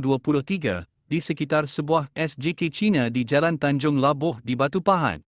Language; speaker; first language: Malay; native; Malay